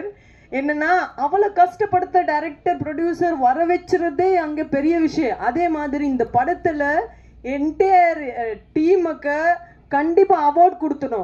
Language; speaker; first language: Tamil; non-native, fluent; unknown